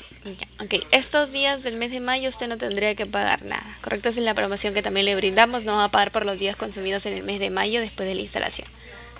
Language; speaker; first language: Spanish; native; Spanish